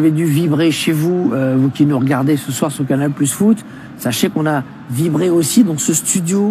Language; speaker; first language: French; native; French